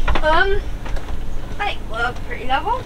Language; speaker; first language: English; native; English